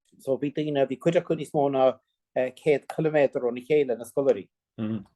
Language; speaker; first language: Irish; non-native, local second language; English